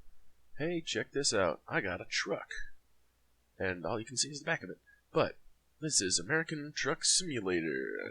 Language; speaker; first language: English; native; English